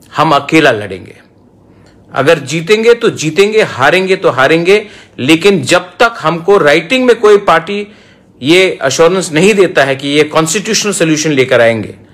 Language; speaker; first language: Hindi; non-native, local second language; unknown